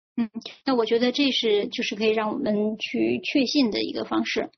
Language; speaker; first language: Chinese; native; Chinese